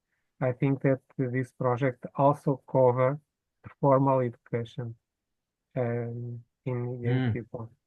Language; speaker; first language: English; non-native, fluent; Portuguese